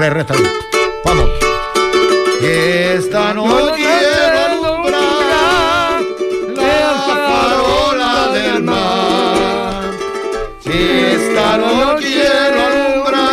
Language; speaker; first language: Spanish; native; Spanish